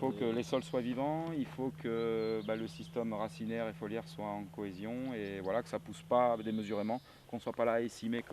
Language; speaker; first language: French; native; French